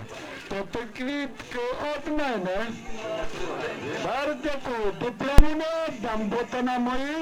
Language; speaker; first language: Polish; non-native, local second language; Rusyn